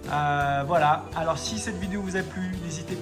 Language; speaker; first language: French; native; French